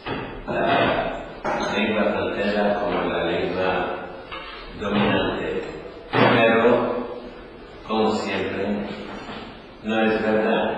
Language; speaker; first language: Spanish; non-native, learner; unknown